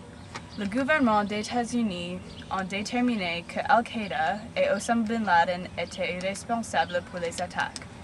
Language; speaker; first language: French; non-native, learner; English